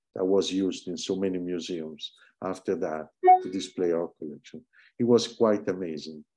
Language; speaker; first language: English; non-native, fluent; Italian